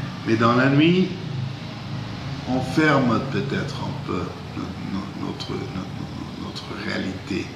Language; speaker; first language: French; non-native, fluent; Spanish